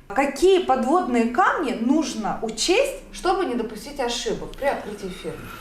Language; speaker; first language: Russian; native; Russian